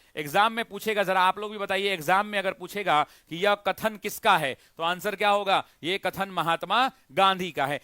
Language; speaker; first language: Hindi; native; Hindi